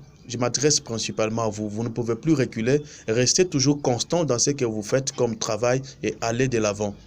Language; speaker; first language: French; non-native, local second language; Luba-Lulua